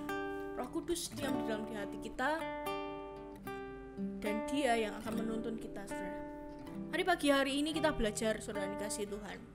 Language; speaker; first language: Indonesian; native; Indonesian